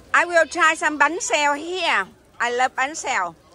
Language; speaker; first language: English; non-native, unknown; Vietnamese